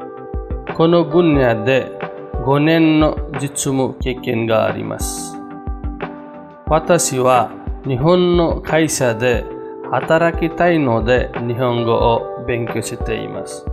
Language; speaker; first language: Japanese; non-native, learner; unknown